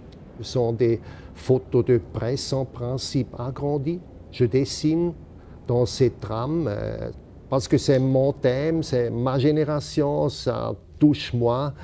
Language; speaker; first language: French; non-native, local second language; German